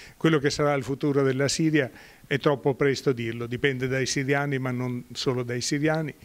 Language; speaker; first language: Italian; native; Italian